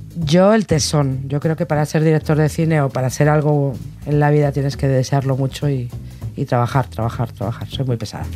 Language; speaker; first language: Spanish; native; Spanish